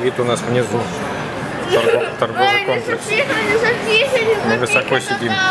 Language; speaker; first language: Russian; native; Russian